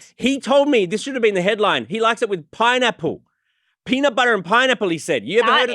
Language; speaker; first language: English; native; English